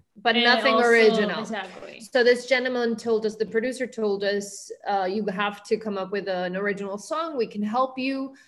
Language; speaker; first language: English; early bilingual, heritage; Spanish